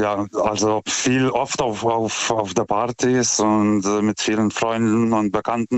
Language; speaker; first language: German; native; German